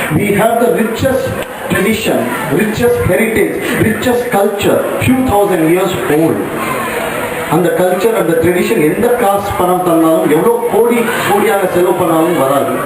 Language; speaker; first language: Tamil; non-native, local second language; Marwari